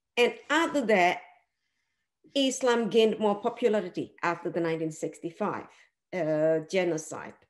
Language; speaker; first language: English; non-native, fluent; Indonesian